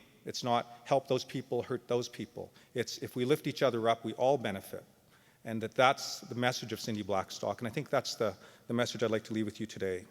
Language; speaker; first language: English; native; English